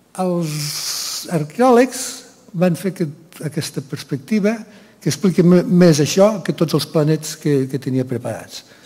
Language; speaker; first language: Catalan; native; Catalan